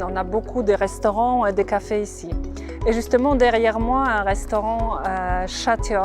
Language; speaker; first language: French; non-native, fluent; Russian